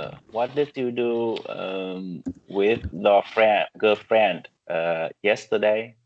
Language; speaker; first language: English; non-native, learner; Vietnamese